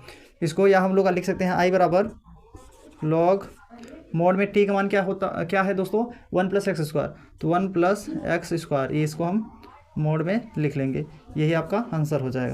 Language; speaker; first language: Hindi; native; Hindi